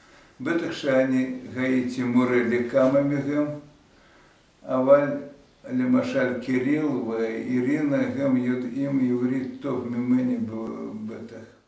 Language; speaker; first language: Hebrew; non-native, fluent; Russian